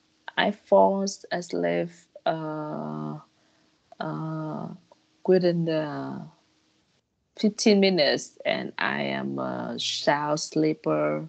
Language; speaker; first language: English; non-native, learner; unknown